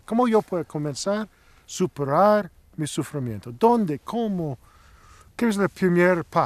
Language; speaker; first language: Spanish; non-native, learner; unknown